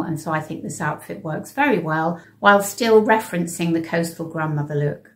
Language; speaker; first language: English; native; English